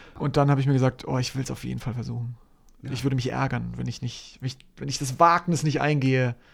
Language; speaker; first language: German; early bilingual, other home language; Polish